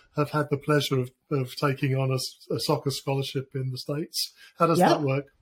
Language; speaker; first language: English; native; English